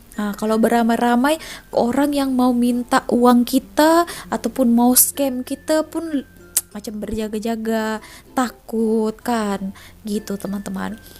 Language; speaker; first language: Indonesian; native; Indonesian